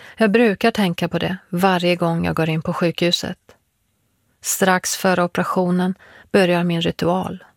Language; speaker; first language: Swedish; early bilingual, other home language; Persian